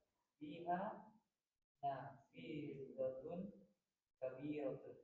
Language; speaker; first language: Arabic; non-native, learner; Indonesian